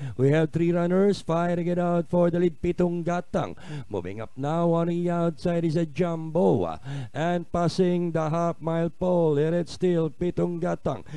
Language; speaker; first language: English; non-native, local second language; Filipino